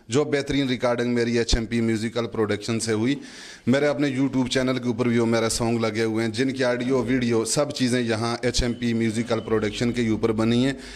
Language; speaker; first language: Urdu; non-native, local second language; Gujari